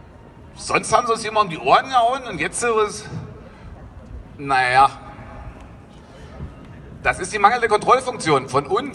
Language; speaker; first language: German; native; German